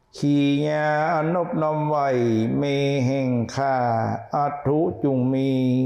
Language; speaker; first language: Thai; native; Thai